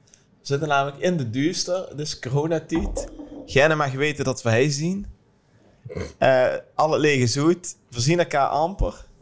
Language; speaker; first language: Dutch; native; Dutch